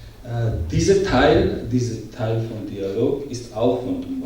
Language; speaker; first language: German; non-native, learner; Georgian